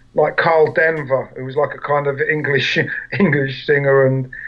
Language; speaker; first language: English; native; English